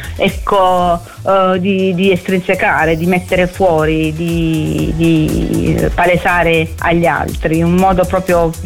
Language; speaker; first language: Italian; native; Italian